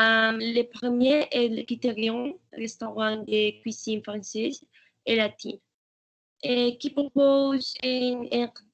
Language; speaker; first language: French; non-native, learner; Spanish